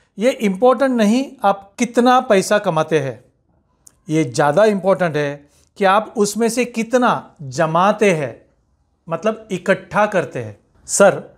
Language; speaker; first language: Hindi; non-native, local second language; Marathi